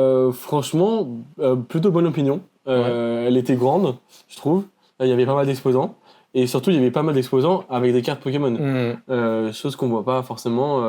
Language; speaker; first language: French; native; French